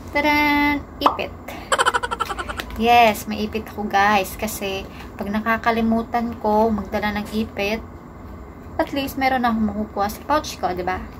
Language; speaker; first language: Filipino; non-native, local second language; Bikol